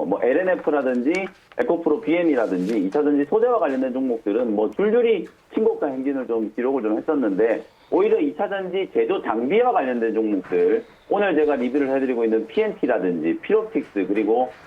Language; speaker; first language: Korean; native; Korean